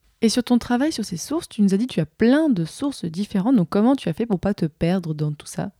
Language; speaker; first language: French; native; French